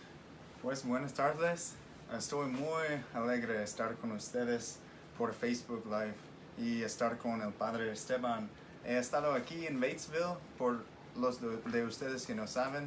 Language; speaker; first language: Spanish; non-native, fluent; English